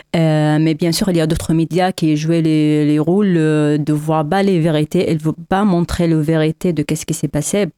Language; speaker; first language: French; non-native, learner; Arabic